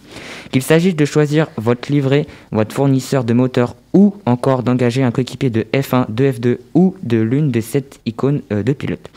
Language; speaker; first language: French; native; French